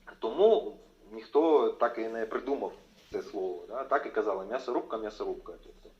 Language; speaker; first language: Ukrainian; non-native, local second language; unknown